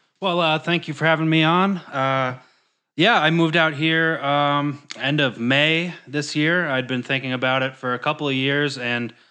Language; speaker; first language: English; native; English